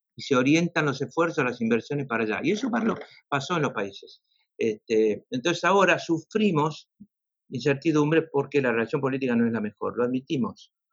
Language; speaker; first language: Spanish; native; Spanish